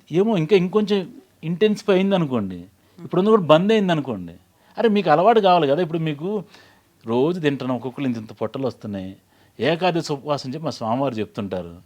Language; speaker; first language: Telugu; native; Telugu